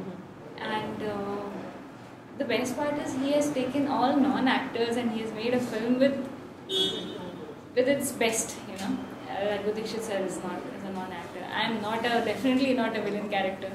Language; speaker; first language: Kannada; non-native, fluent; Hindi